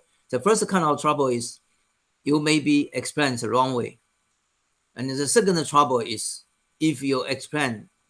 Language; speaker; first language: English; non-native, fluent; Chinese